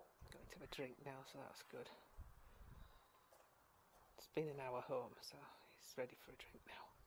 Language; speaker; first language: English; native; English